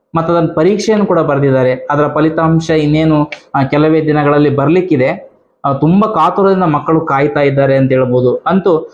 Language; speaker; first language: Kannada; native; Kannada